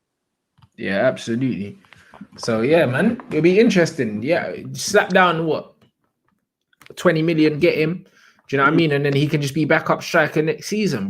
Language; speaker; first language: English; native; English